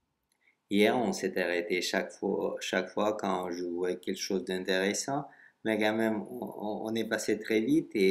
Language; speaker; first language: French; non-native, fluent; Russian